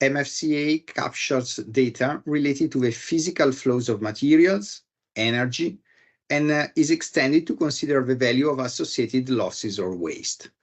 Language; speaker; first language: English; non-native, fluent; Italian